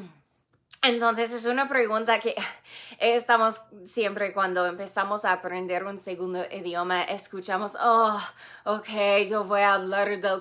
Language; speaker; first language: Spanish; non-native, fluent; English